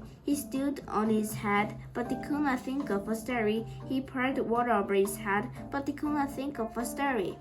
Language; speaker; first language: English; non-native, learner; Korean